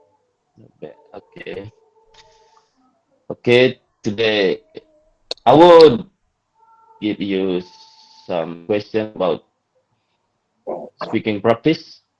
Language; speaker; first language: English; non-native, fluent; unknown